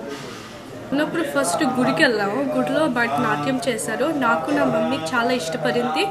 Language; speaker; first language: Telugu; early bilingual, heritage; Telugu